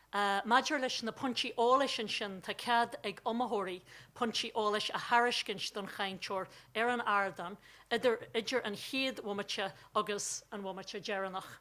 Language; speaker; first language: Irish; non-native, local second language; English